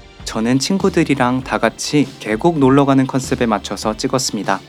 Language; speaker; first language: Korean; native; Korean